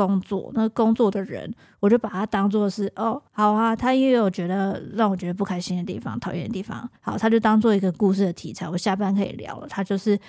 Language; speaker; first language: Chinese; native; Chinese